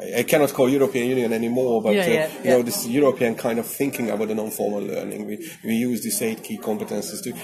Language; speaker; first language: English; non-native, learner; Hungarian